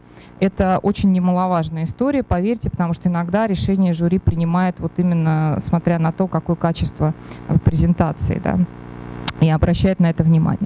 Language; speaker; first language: Russian; native; Russian